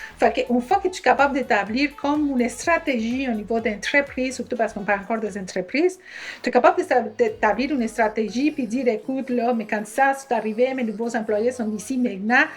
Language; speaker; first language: French; non-native, fluent; Spanish